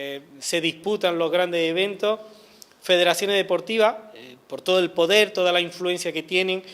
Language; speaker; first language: Spanish; native; Spanish